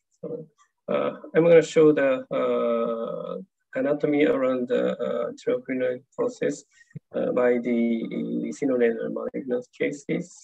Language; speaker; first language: English; non-native, fluent; Japanese